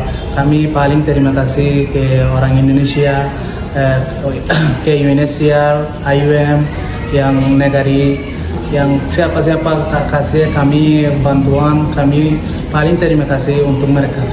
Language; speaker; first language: Indonesian; non-native, learner; Rohingya